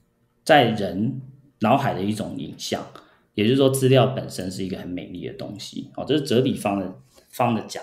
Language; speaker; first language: Chinese; early bilingual, heritage; Chinese